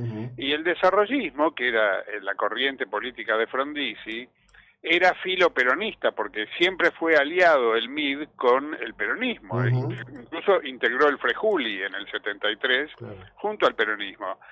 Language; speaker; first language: Spanish; native; Spanish